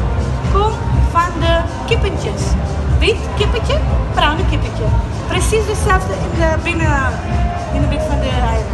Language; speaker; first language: Dutch; non-native, learner; Italian